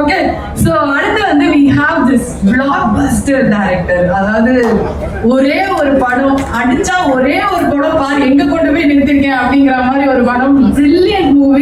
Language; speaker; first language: Tamil; native; Tamil